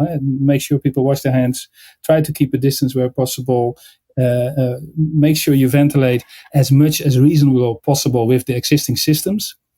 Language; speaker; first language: English; non-native, fluent; Dutch